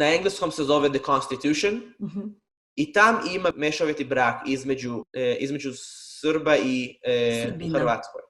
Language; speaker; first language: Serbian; non-native, fluent; Hebrew